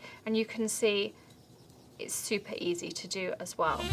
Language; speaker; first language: English; native; English